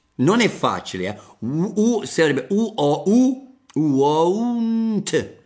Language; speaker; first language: Italian; non-native, fluent; English